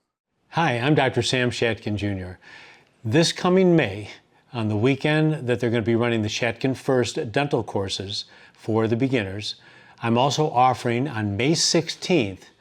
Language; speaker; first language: English; native; English